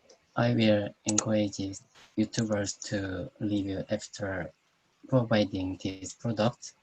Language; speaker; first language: English; non-native, learner; Korean